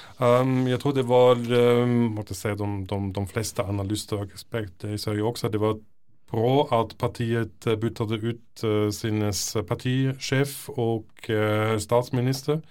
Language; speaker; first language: Norwegian; non-native, fluent; German